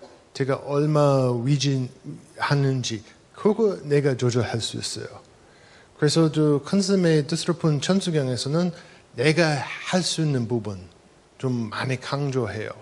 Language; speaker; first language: Korean; non-native, fluent; English